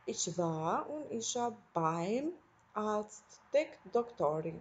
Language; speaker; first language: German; non-native, fluent; Albanian